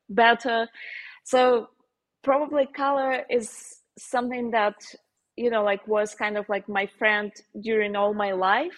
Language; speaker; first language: English; non-native, fluent; Russian